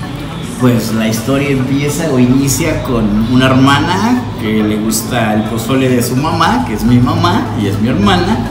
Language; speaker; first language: Spanish; native; Spanish